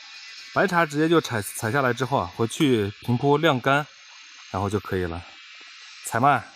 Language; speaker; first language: Chinese; native; Chinese